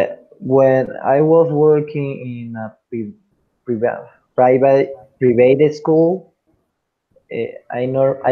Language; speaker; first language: English; non-native, fluent; Spanish